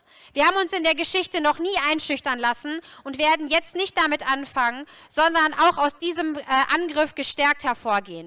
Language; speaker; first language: German; native; German